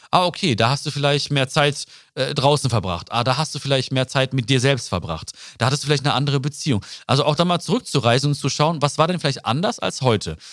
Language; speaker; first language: German; early bilingual, other home language; Malayalam